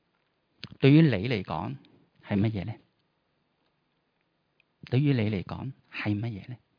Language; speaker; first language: Chinese; native; Chinese